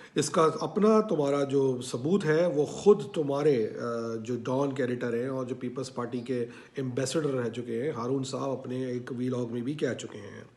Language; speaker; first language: Urdu; native; Urdu